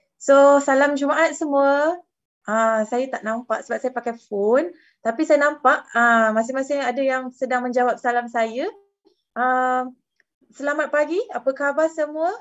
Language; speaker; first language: Malay; native; Malay